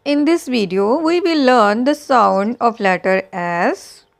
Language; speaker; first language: English; non-native, local second language; Punjabi